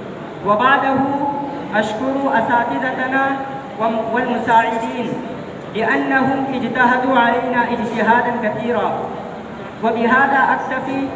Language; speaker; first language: Arabic; non-native, learner; Urdu